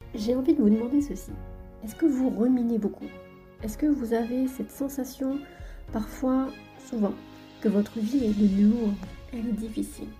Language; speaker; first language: French; native; French